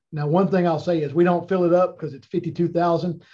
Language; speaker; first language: English; native; English